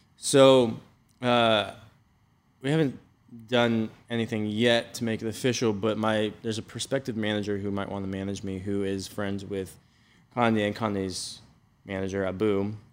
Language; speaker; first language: English; native; English